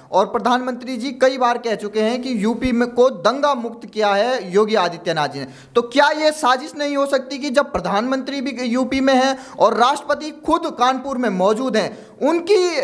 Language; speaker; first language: Hindi; native; Hindi